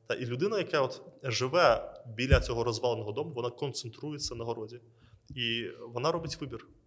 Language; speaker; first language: Ukrainian; native; Ukrainian